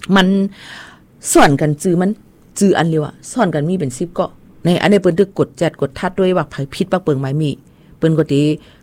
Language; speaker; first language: Thai; native; Thai